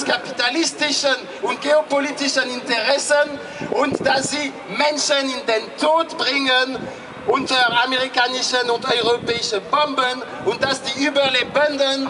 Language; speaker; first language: German; non-native, fluent; French